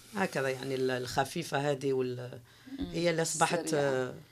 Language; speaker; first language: Arabic; non-native, local second language; Kabyle